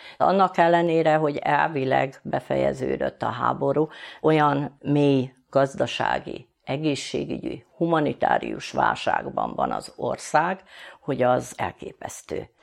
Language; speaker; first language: Hungarian; native; Hungarian